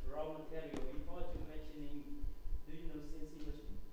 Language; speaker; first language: English; non-native, learner; Vietnamese